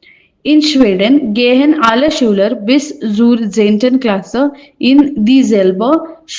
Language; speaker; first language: German; non-native, fluent; Hindi